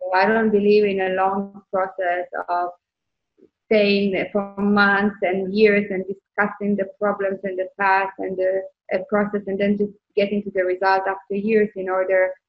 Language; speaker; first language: English; non-native, fluent; Hebrew